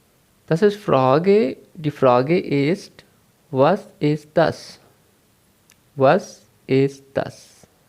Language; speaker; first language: German; non-native, fluent; Urdu